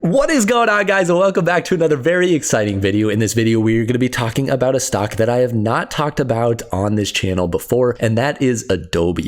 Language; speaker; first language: English; native; English